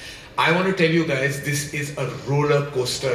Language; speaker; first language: English; non-native, local second language; Hindi